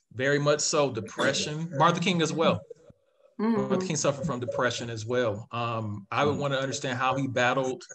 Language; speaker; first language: English; native; English